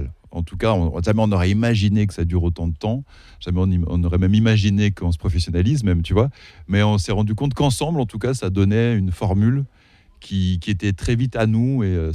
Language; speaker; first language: French; early bilingual, other home language; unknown